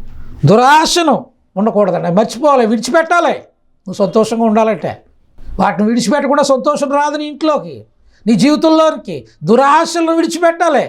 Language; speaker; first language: Telugu; native; Telugu